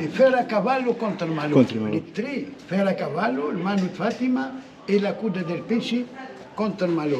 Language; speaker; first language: Italian; non-native, learner; Arabic